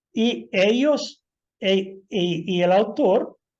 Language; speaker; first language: Spanish; non-native, fluent; English